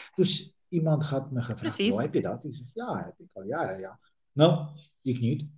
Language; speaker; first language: Dutch; non-native, fluent; Polish